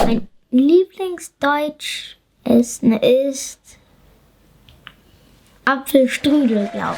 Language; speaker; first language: German; early bilingual, other home language; English